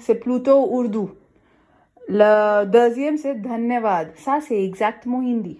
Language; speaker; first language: French; non-native, fluent; Hindi